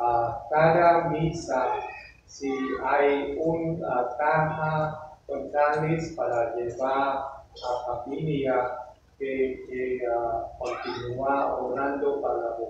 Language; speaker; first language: Spanish; non-native, learner; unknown